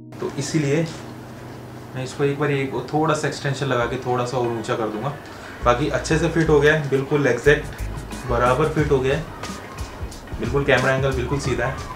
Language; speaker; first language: Hindi; native; Hindi